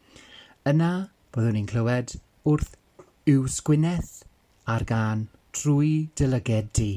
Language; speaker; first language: Welsh; native; Welsh